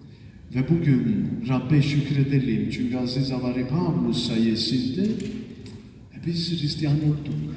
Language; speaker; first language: Turkish; non-native, fluent; Italian